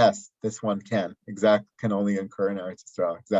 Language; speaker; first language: English; native; English